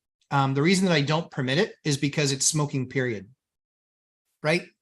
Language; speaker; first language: English; native; English